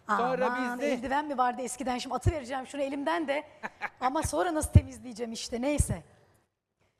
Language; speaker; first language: Turkish; native; Turkish